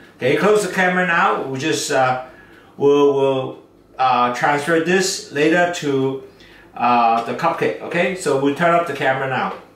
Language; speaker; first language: English; non-native, local second language; Cantonese